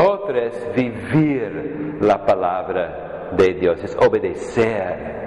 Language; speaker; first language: Spanish; non-native, fluent; English